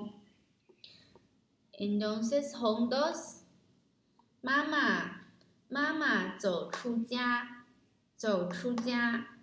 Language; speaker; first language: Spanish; non-native, learner; Chinese